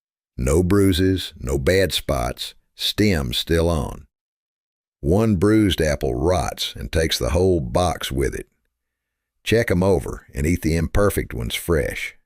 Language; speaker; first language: English; native; English